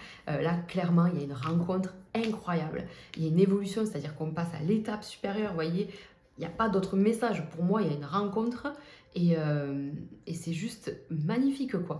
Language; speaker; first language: French; native; French